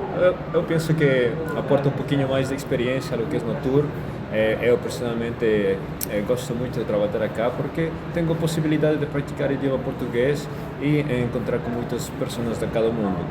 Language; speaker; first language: Portuguese; non-native, fluent; Spanish